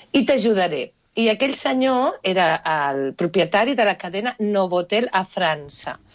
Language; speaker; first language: Catalan; non-native, local second language; Spanish